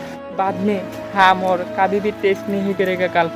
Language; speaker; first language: Hindi; non-native, local second language; Assamese